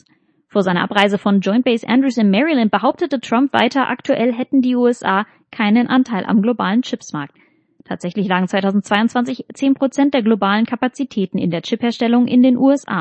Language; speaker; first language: German; native; German